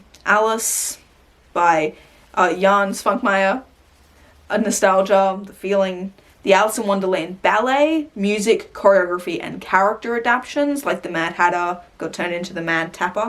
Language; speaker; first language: English; native; English